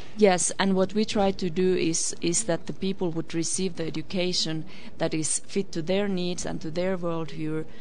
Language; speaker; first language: English; non-native, fluent; Finnish